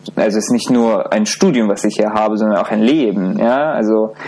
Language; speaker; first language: German; non-native, fluent; Azerbaijani